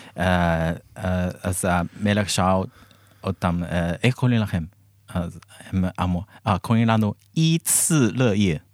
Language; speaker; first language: Hebrew; non-native, fluent; Chinese